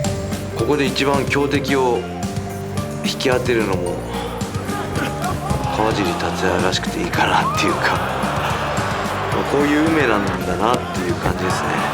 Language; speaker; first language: Japanese; native; Japanese